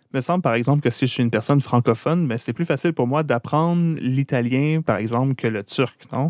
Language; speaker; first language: French; native; French